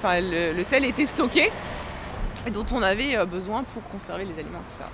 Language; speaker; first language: French; native; French